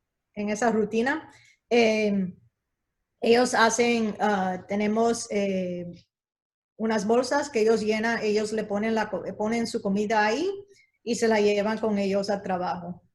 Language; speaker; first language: Spanish; early bilingual, heritage; Spanish